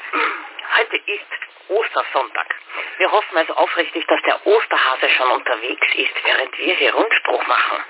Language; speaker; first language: German; native; German